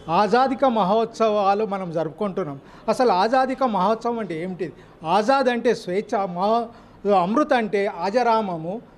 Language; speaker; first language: Telugu; native; Telugu